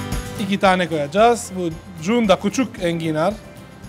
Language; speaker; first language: Turkish; non-native, learner; Italian